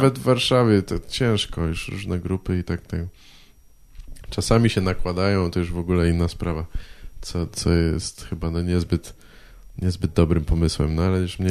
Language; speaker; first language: Polish; native; Polish